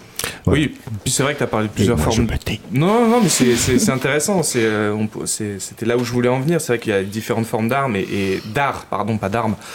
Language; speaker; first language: French; native; French